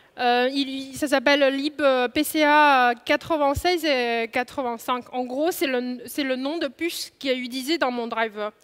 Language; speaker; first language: French; non-native, fluent; Chinese